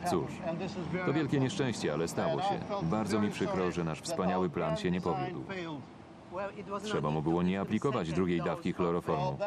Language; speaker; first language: Polish; native; Polish